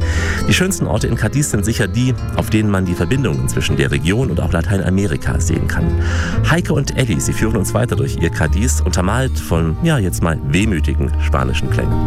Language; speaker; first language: German; native; German